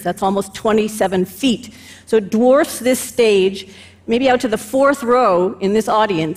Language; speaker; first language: English; native; English